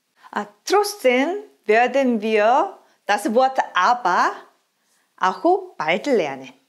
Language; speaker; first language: German; non-native, fluent; Korean